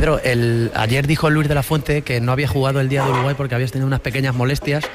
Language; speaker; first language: Spanish; native; Spanish